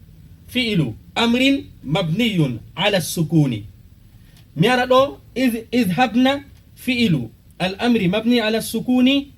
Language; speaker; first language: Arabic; non-native, fluent; Fula